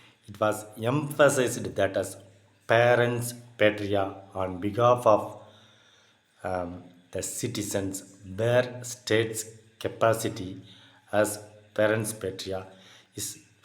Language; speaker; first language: English; non-native, local second language; Tamil